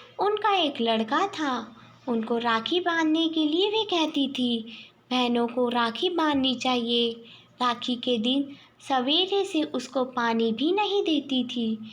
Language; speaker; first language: Hindi; native; Hindi